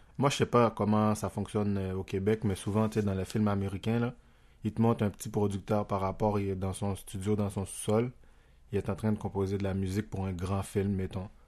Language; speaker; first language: French; non-native, local second language; Haitian Creole